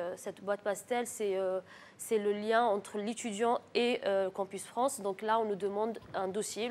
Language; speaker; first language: French; non-native, local second language; Arabic